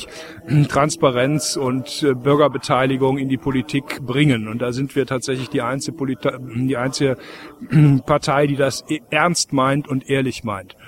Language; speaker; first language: German; native; German